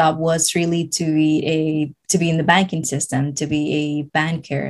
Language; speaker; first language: English; non-native, fluent; Spanish